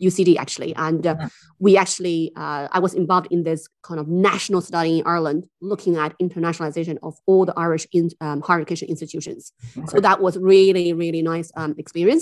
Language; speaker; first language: English; non-native, fluent; Chinese